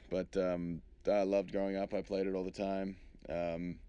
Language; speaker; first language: English; native; English